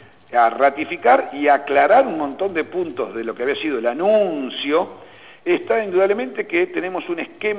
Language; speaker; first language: Spanish; native; Spanish